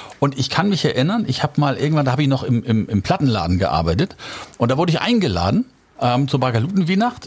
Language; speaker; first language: German; native; German